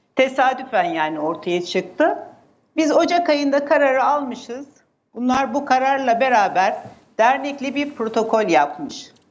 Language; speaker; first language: Turkish; native; Turkish